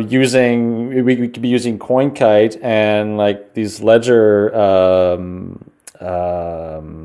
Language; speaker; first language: English; native; English